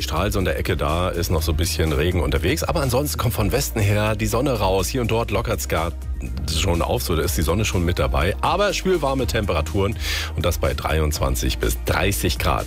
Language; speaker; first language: German; native; German